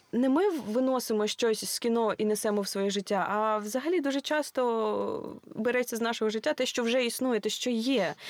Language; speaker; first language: Ukrainian; non-native, local second language; Russian